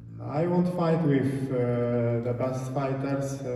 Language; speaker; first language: English; non-native, learner; Polish